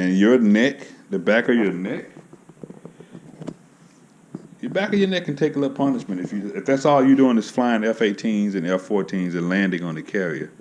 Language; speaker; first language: English; native; English